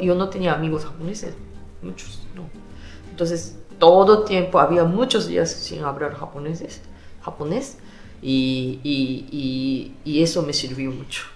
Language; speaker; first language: Spanish; non-native, fluent; Japanese